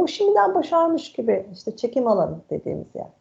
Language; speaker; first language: Turkish; native; Turkish